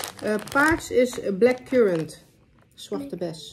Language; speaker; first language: Dutch; native; Dutch